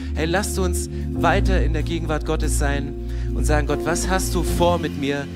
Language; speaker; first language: German; native; German